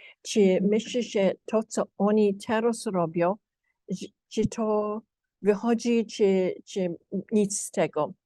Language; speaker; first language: Polish; early bilingual, heritage; English